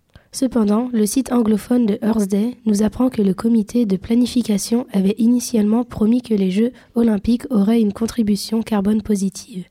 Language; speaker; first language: French; native; French